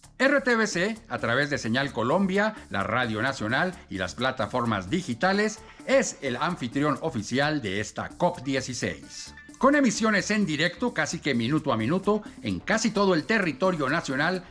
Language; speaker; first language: Spanish; native; Spanish